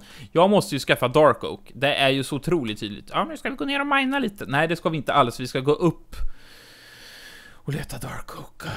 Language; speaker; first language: Swedish; native; Swedish